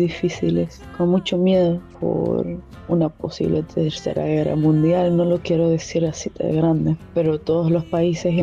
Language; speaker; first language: Spanish; non-native, fluent; German